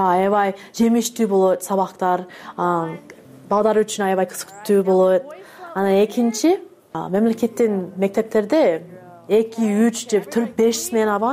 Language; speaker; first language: Kyrgyz; non-native, learner; English